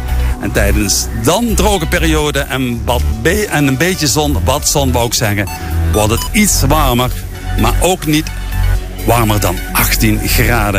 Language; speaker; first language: Dutch; native; Dutch